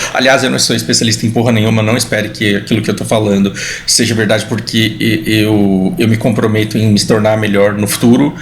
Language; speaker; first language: Portuguese; native; Portuguese